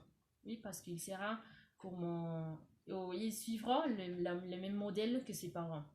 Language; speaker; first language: French; non-native, learner; Spanish